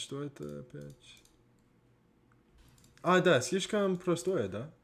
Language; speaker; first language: Russian; non-native, learner; English